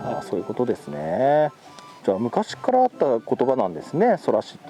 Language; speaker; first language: Japanese; native; Japanese